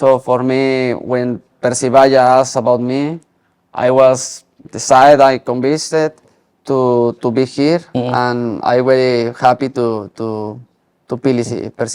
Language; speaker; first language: English; non-native, learner; Spanish